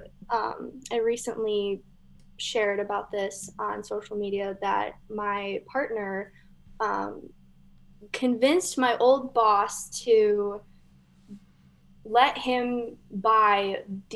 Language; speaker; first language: English; native; English